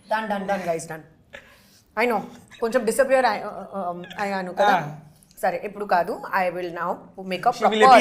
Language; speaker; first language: Telugu; non-native, learner; Hindi